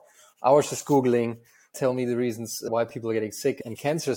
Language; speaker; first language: English; non-native, fluent; German